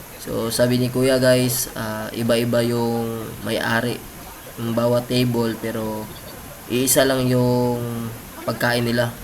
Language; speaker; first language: Filipino; non-native, local second language; Cebuano